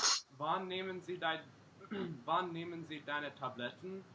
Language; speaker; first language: German; non-native, learner; English